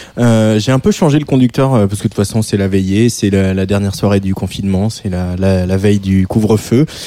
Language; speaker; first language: French; native; French